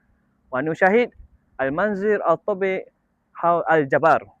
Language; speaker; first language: Arabic; non-native, learner; Malay